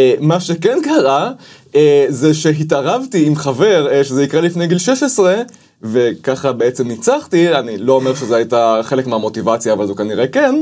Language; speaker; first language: Hebrew; native; Hebrew